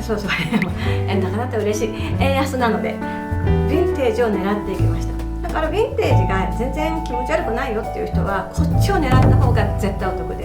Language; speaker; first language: Japanese; native; Japanese